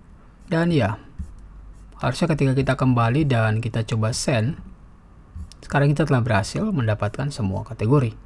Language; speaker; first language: Indonesian; native; Indonesian